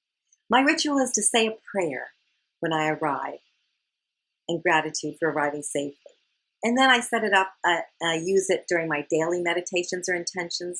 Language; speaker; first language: English; native; English